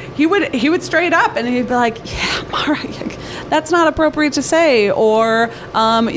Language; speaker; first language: English; native; English